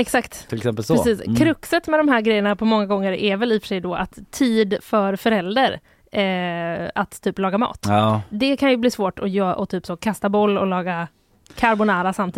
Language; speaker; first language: Swedish; native; Swedish